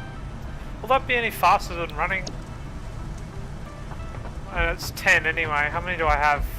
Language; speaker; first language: English; native; English